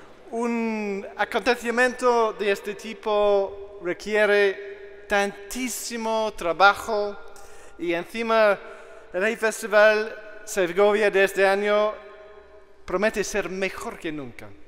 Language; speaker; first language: Spanish; non-native, fluent; English